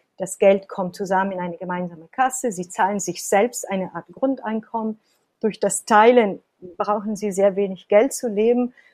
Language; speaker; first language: German; non-native, fluent; Italian